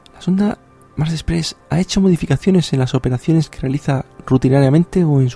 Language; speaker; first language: Spanish; native; Spanish